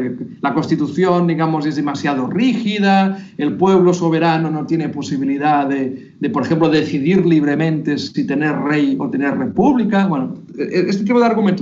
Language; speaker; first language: Spanish; native; Spanish